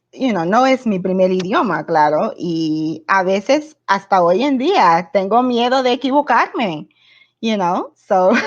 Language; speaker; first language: Spanish; non-native, fluent; English